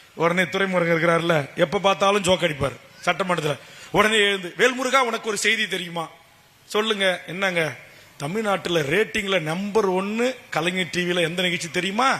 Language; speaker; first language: Tamil; native; Tamil